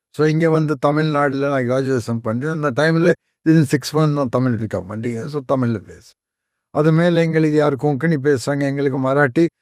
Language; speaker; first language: Tamil; non-native, fluent; Konkani